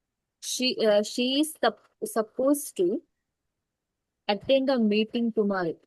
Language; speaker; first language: English; non-native, learner; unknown